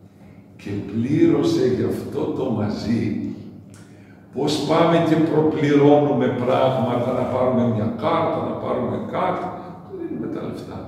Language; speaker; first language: Greek; native; Greek